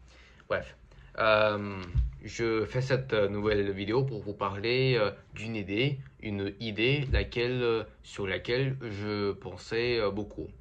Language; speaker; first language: French; non-native, fluent; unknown